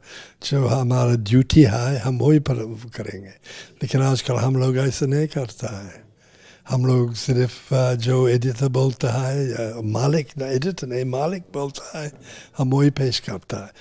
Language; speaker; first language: Hindi; non-native, fluent; English